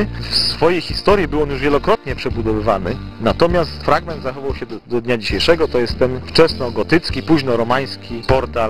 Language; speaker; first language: Polish; native; Polish